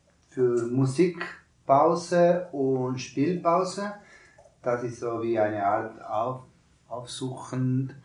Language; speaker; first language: German; non-native, learner; Spanish